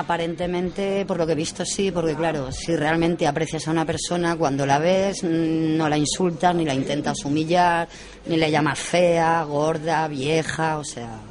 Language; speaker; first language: Spanish; native; Spanish